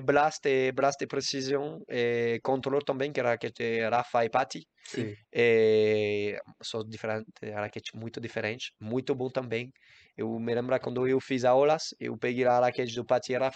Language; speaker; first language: Portuguese; non-native, learner; French